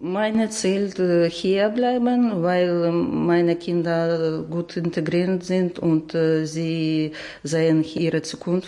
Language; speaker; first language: German; non-native, learner; Ukrainian